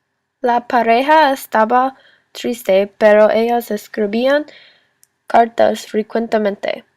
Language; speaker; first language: Spanish; non-native, learner; English